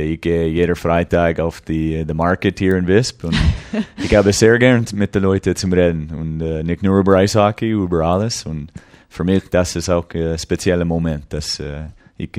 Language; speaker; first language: German; early bilingual, heritage; English